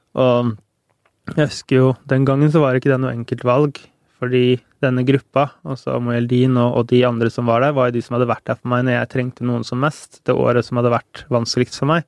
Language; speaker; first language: Norwegian; native; Norwegian